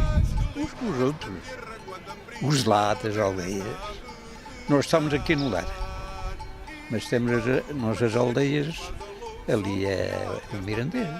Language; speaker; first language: Portuguese; non-native, local second language; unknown